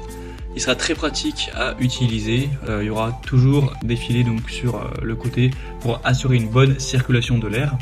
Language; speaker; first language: French; native; French